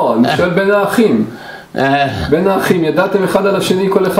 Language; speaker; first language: Hebrew; native; Hebrew